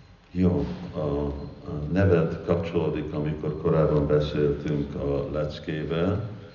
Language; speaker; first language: Hungarian; early bilingual, heritage; Hungarian